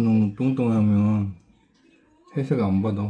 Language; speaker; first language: Korean; non-native, learner; Filipino